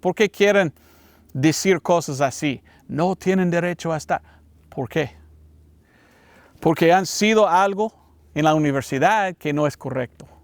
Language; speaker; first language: Spanish; non-native, learner; English